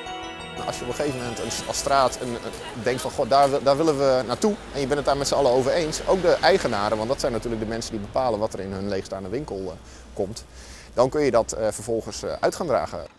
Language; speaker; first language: Dutch; native; Dutch